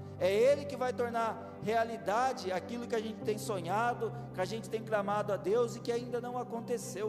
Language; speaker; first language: Portuguese; native; Portuguese